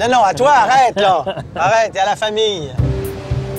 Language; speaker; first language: French; native; French